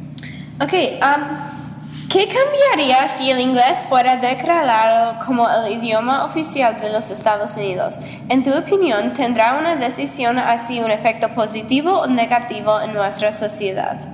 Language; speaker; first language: Spanish; non-native, learner; English